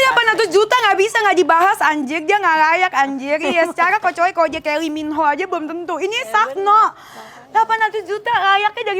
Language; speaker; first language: Indonesian; native; Indonesian